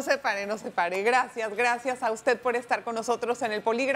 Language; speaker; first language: Spanish; native; Spanish